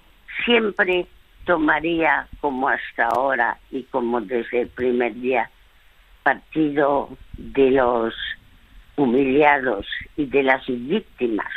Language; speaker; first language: Spanish; early bilingual, other home language; French